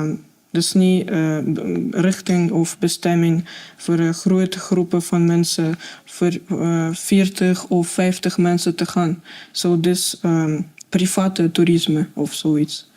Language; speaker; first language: Afrikaans; non-native, fluent; Russian